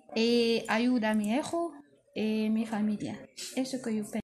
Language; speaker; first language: Spanish; non-native, learner; Arabic